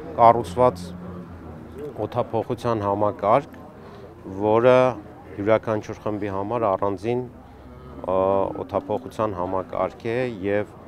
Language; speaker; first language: Armenian; native; Armenian